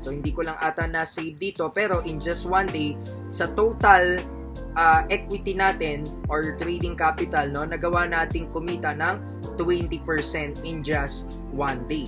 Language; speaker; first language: Filipino; native; Filipino